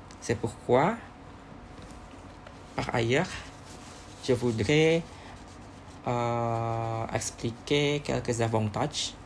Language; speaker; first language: French; non-native, learner; Indonesian